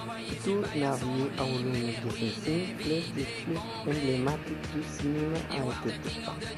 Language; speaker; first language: French; non-native, learner; Spanish